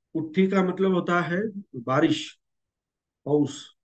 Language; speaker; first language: Hindi; non-native, local second language; Marathi